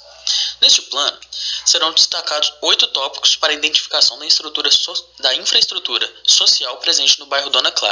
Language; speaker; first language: Portuguese; native; Portuguese